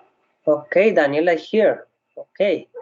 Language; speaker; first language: English; non-native, learner; Spanish